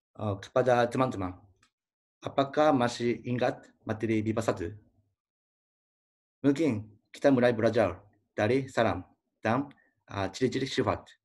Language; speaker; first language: Indonesian; non-native, learner; Japanese